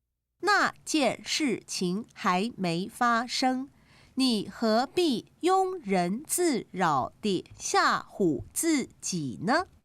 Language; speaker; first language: Chinese; native; Chinese